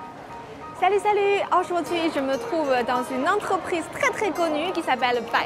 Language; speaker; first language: French; non-native, learner; Chinese